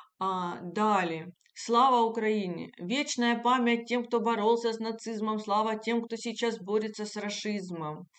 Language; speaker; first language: Ukrainian; native; Ukrainian